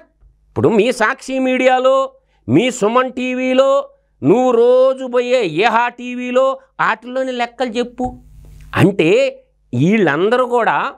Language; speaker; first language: Telugu; native; Telugu